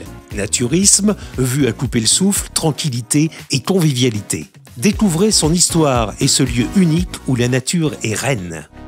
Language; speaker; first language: French; native; French